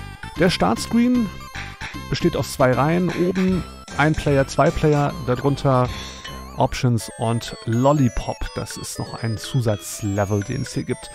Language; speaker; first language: German; native; German